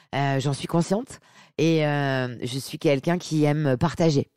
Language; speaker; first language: French; native; French